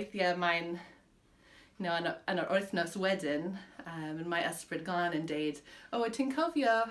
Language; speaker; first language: Welsh; non-native, fluent; English